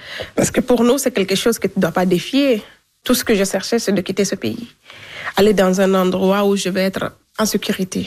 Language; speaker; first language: French; non-native, local second language; Fula